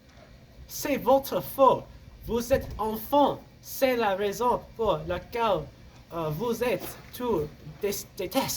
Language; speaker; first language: French; non-native, learner; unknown